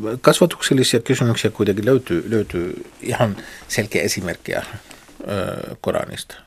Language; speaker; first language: Finnish; non-native, fluent; Arabic